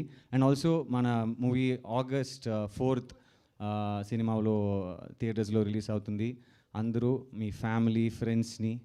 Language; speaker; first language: Telugu; non-native, learner; Tamil